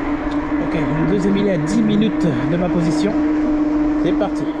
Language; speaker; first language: French; native; French